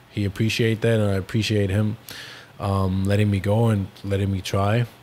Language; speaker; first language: English; non-native, fluent; German